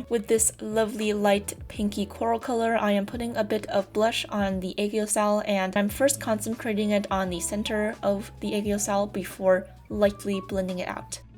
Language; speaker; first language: English; native; English